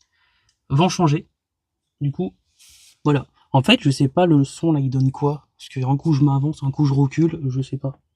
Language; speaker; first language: French; native; French